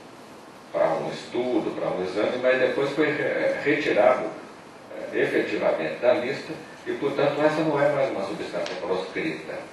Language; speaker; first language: Portuguese; native; Portuguese